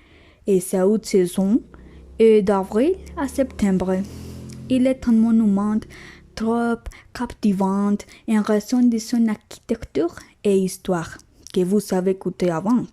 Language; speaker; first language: French; non-native, learner; Spanish